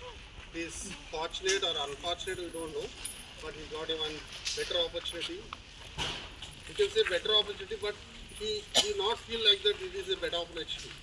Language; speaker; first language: English; non-native, local second language; Telugu